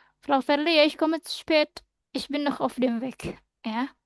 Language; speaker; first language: German; non-native, fluent; Indonesian